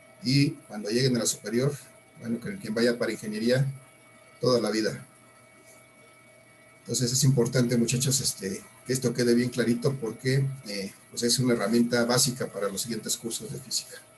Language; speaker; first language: Spanish; native; Spanish